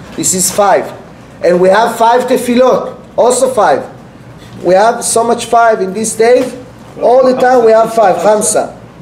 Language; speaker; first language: English; non-native, fluent; Hebrew